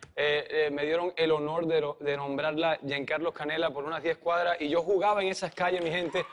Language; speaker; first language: Spanish; early bilingual, heritage; Spanish